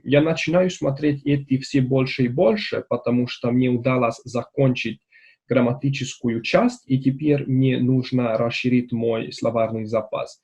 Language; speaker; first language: Russian; non-native, learner; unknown